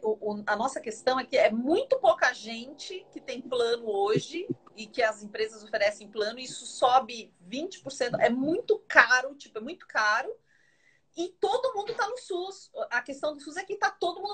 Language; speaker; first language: Portuguese; native; Portuguese